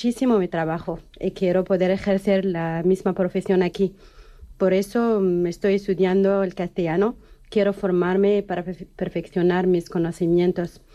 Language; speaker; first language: Spanish; non-native, fluent; Arabic